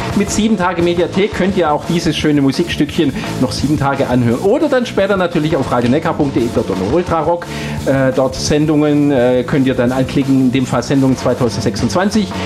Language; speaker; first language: German; native; German